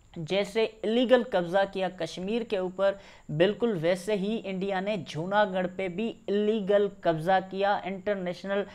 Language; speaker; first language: Urdu; non-native, local second language; Sindhi